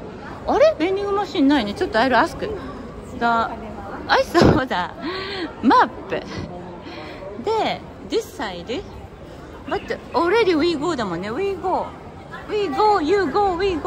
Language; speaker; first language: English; non-native, learner; Japanese